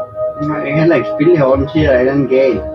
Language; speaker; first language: Danish; native; Danish